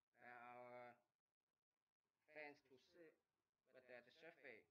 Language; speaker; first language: English; non-native, learner; Chinese